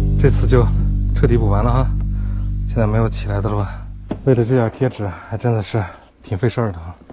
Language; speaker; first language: Chinese; native; Chinese